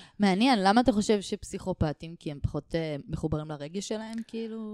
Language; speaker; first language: Hebrew; native; Hebrew